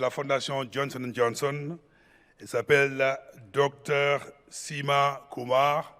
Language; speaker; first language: French; non-native, local second language; Wolof